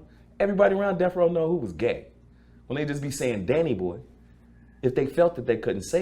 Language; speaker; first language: English; native; English